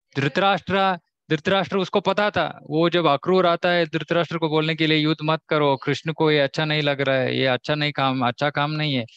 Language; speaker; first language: Hindi; non-native, local second language; Kannada